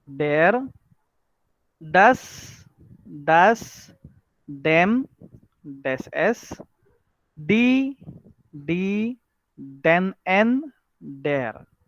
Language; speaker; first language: German; non-native, learner; Marathi